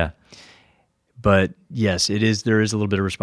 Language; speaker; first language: English; native; English